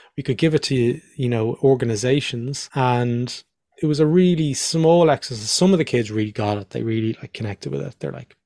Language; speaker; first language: English; native; English